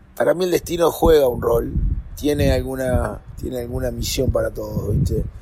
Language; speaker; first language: Spanish; native; Spanish